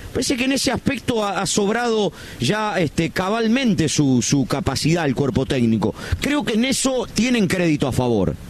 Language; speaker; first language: Spanish; native; Spanish